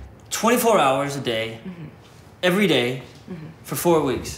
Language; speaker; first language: English; non-native, fluent; Danish